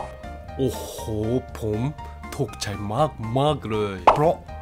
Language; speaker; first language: Thai; non-native, learner; Japanese